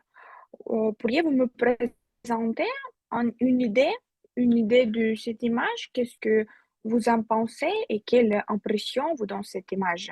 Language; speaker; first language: French; non-native, fluent; Russian